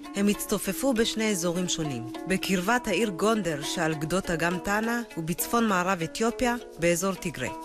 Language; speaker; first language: Hebrew; native; Hebrew